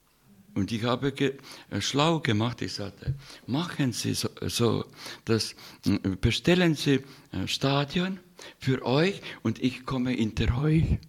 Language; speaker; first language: German; non-native, fluent; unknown